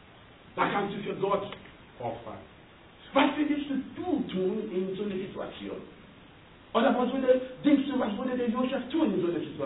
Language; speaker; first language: German; non-native, learner; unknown